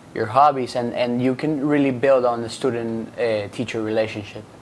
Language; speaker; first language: English; non-native, fluent; Spanish